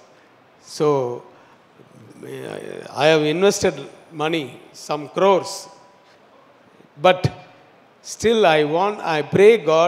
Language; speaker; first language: Telugu; non-native, learner; Tamil